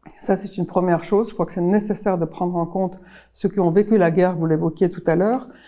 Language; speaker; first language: French; early bilingual, other home language; Armenian